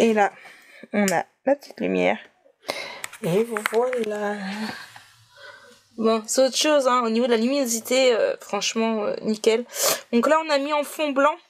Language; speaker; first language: French; native; French